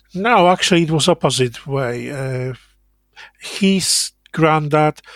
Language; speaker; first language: English; non-native, fluent; Polish